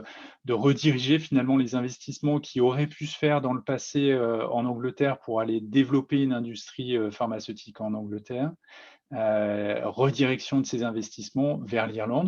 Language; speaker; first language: French; native; French